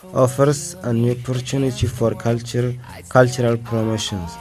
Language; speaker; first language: English; non-native, fluent; Arabic